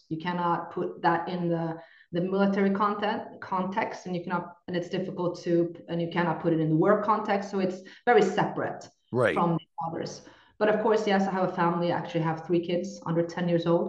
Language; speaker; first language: English; non-native, fluent; Norwegian